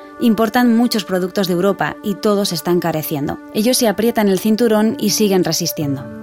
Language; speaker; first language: Spanish; native; Spanish